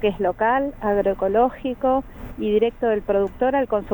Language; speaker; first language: Spanish; native; Spanish